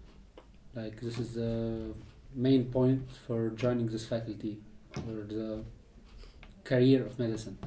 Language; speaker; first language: English; non-native, fluent; Arabic